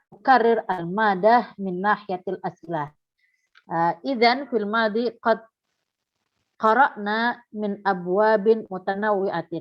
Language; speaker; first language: Arabic; non-native, fluent; Indonesian